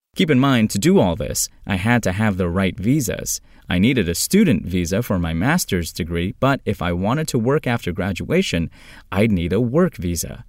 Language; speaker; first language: English; non-native, fluent; Turkish